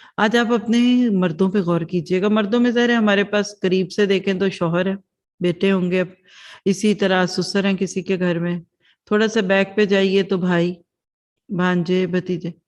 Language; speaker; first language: Urdu; non-native, local second language; Punjabi